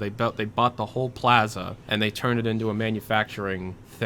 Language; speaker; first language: English; native; English